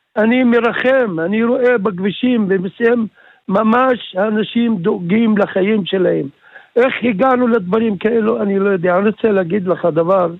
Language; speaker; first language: Hebrew; non-native, local second language; Arabic